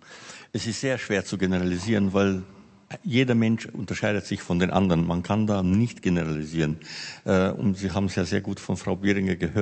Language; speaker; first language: German; non-native, fluent; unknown